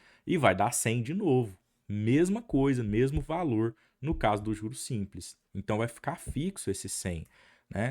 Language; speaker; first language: Portuguese; native; Portuguese